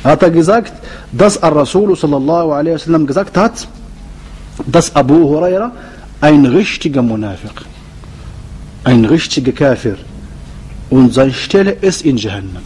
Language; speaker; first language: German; non-native, learner; Arabic